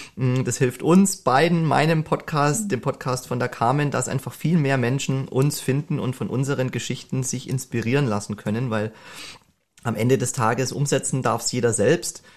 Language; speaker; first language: German; native; German